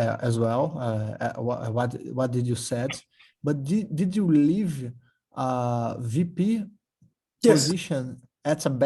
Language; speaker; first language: English; non-native, fluent; Portuguese